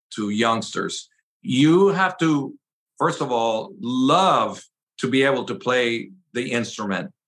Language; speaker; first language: English; early bilingual, other home language; Spanish